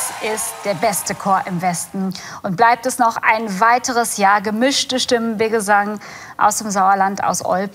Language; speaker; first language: German; native; German